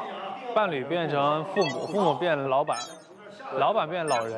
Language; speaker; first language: Chinese; native; Chinese